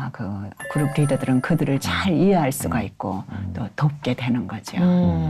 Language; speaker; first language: Korean; native; Korean